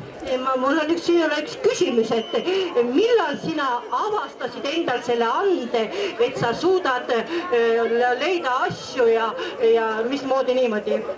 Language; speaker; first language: Estonian; native; Estonian